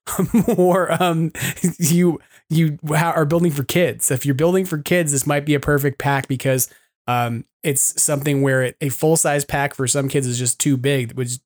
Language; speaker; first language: English; native; English